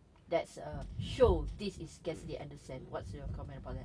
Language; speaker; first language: English; non-native, local second language; Malay